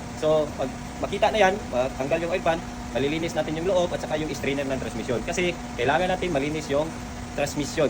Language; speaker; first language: Filipino; non-native, local second language; Cebuano